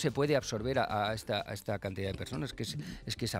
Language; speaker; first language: Spanish; native; Spanish